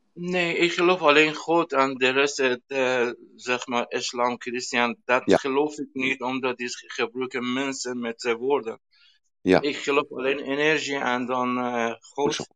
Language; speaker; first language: Dutch; non-native, learner; Persian